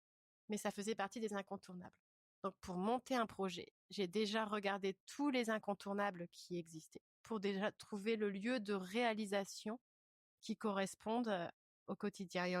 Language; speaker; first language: French; native; French